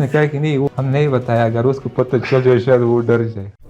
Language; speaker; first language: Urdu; non-native, learner; Pashto